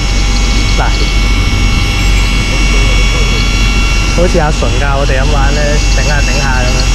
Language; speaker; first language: Chinese; native; Chinese